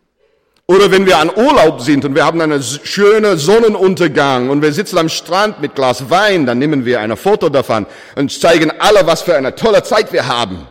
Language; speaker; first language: German; non-native, fluent; English